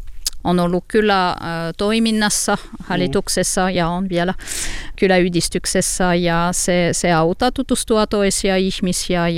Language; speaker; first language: Finnish; non-native, learner; French